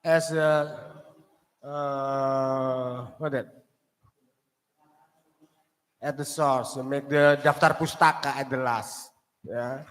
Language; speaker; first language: English; non-native, learner; Indonesian